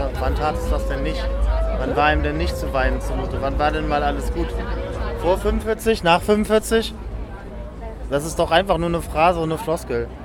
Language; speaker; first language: German; native; German